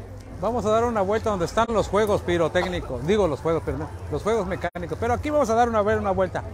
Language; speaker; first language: Spanish; native; Spanish